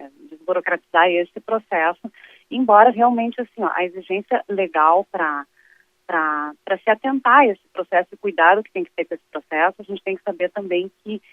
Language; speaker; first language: Portuguese; native; Portuguese